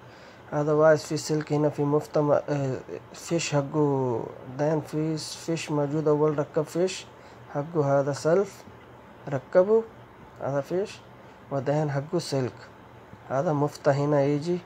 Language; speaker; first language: Arabic; non-native, learner; Urdu